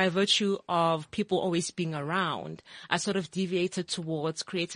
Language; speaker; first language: English; non-native, local second language; Tswana